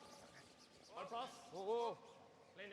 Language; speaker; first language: Norwegian; native; Norwegian